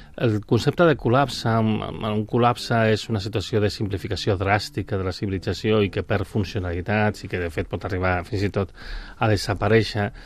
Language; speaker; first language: Catalan; non-native, local second language; Spanish